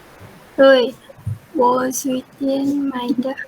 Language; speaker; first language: Chinese; non-native, learner; Malay